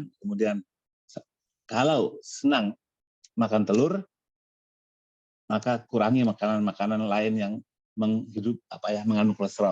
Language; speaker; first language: Malay; native; Malay